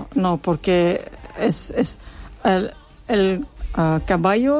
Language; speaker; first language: Spanish; non-native, learner; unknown